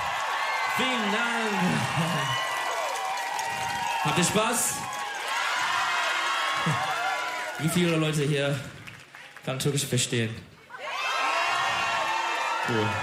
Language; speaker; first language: German; non-native, learner; Turkish